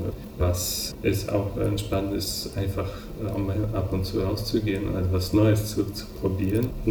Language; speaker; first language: German; non-native, fluent; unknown